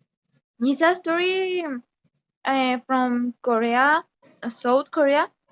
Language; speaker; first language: English; non-native, learner; Spanish